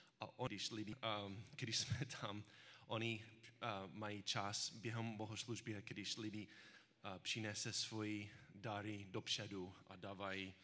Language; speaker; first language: Czech; non-native, learner; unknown